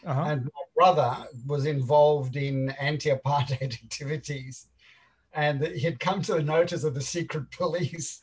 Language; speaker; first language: English; native; English